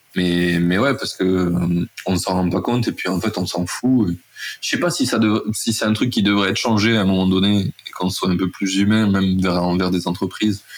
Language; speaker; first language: French; native; French